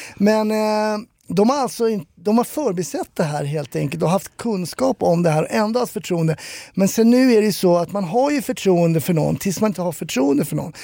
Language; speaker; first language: Swedish; native; Swedish